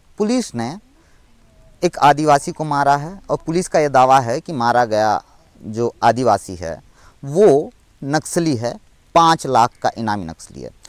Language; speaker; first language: Hindi; native; Hindi